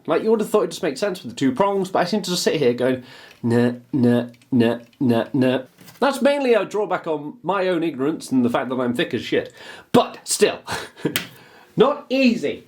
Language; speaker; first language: English; native; English